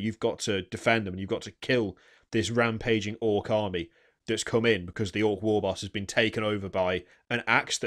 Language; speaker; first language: English; native; English